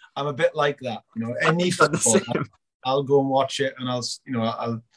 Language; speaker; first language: English; native; English